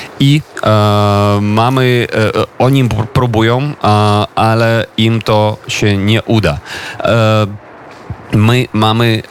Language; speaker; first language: Polish; non-native, fluent; Ukrainian